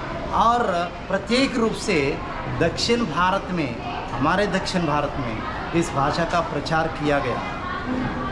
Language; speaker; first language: Hindi; non-native, local second language; Telugu